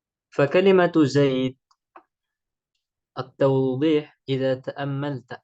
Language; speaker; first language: Arabic; non-native, fluent; Indonesian